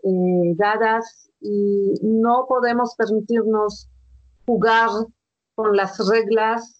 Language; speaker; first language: Spanish; non-native, fluent; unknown